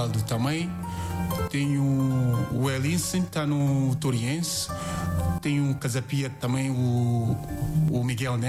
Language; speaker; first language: Portuguese; non-native, learner; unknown